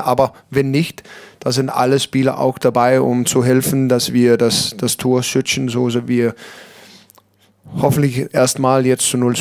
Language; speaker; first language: German; non-native, learner; Danish